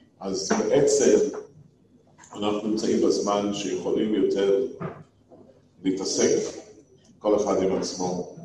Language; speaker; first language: Hebrew; non-native, fluent; English